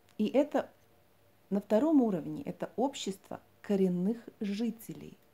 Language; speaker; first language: Russian; non-native, local second language; Latvian